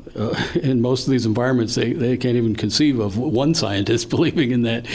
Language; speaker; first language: English; native; English